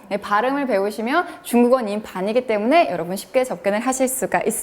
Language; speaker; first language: Korean; native; Korean